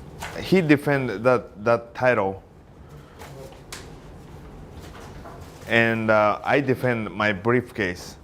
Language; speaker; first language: English; non-native, learner; Japanese